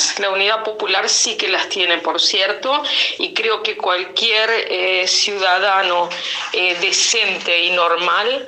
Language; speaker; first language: Spanish; native; Spanish